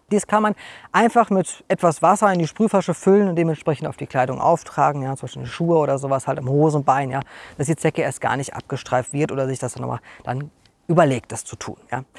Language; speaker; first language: German; native; German